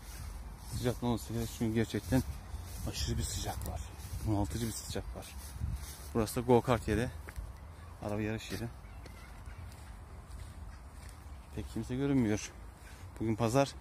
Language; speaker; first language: Turkish; native; Turkish